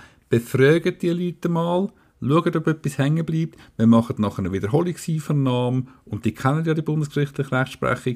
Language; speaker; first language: German; native; German